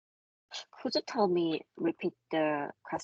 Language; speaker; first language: English; non-native, learner; Korean